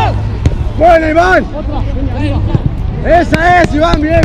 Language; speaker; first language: Spanish; native; Spanish